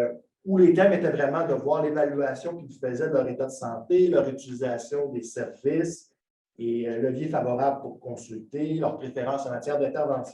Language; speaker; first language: French; native; French